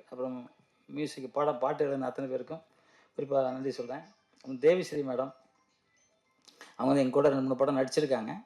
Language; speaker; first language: Tamil; native; Tamil